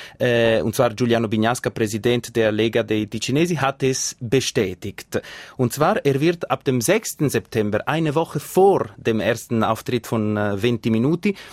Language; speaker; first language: German; non-native, local second language; Italian